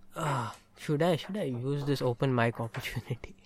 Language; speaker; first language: English; non-native, local second language; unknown